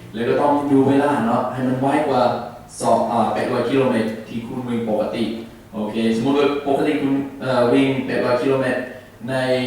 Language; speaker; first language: Thai; non-native, learner; English